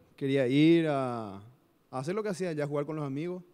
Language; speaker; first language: Spanish; native; Spanish